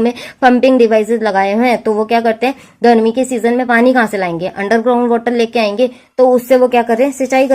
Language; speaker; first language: Hindi; native; Hindi